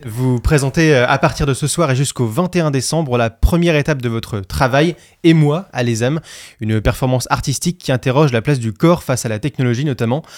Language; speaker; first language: French; native; French